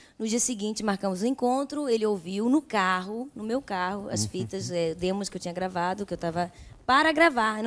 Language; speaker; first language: Portuguese; early bilingual, other home language; Italian